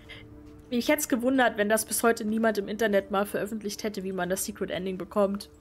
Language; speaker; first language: German; native; German